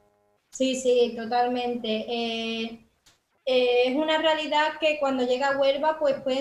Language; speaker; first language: Spanish; native; Spanish